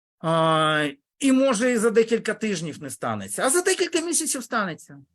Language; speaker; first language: Ukrainian; non-native, local second language; Russian